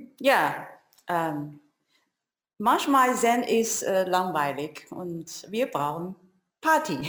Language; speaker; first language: German; non-native, learner; Chinese